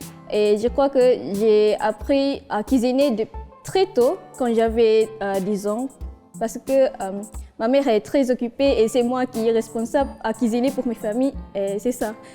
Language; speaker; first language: French; non-native, learner; Malay